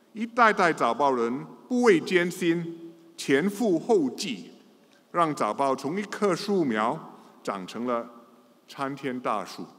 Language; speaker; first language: Chinese; non-native, local second language; English